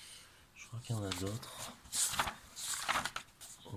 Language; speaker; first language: French; native; French